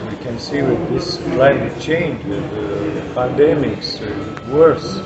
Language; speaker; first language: English; non-native, fluent; Romanian